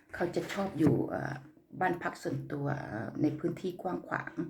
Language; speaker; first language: Thai; native; Thai